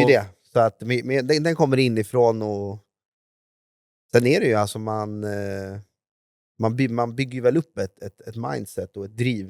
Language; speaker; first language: Swedish; native; Swedish